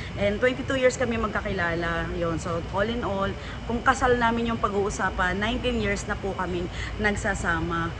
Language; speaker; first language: Filipino; native; Filipino